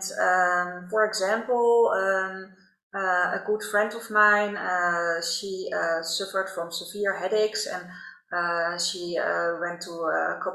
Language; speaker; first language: English; non-native, fluent; Dutch